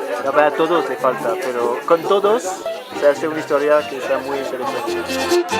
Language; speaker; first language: Spanish; non-native, learner; French